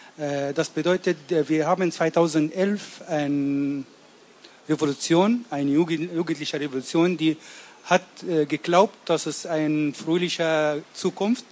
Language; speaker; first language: German; non-native, learner; Arabic